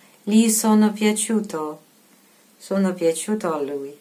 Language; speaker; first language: Italian; non-native, fluent; Russian